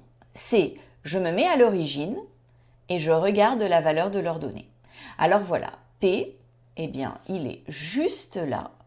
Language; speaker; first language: French; native; French